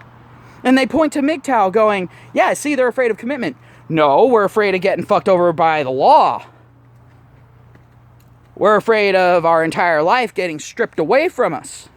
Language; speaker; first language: English; native; English